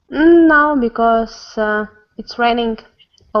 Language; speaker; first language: English; non-native, learner; Russian